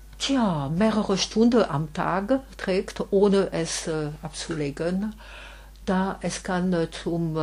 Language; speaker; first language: German; non-native, fluent; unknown